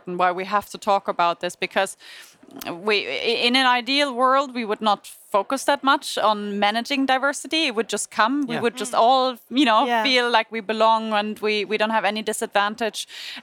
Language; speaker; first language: English; non-native, fluent; German